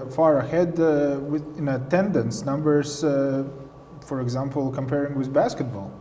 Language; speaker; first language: English; non-native, fluent; Latvian